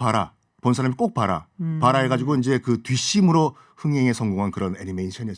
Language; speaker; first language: Korean; native; Korean